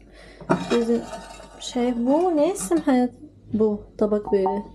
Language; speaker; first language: Turkish; non-native, learner; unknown